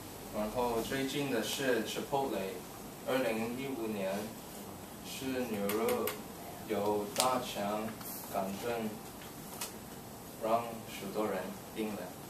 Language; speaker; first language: Chinese; non-native, learner; English